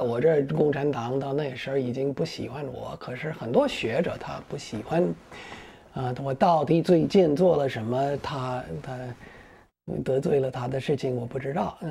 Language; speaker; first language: Chinese; non-native, fluent; English